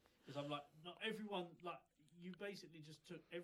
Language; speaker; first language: English; native; English